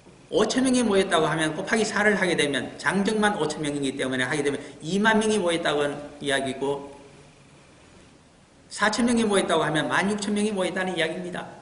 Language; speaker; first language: Korean; native; Korean